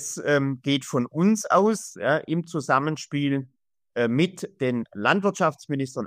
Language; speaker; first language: German; native; German